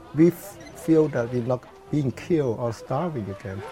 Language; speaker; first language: English; non-native, fluent; Khmer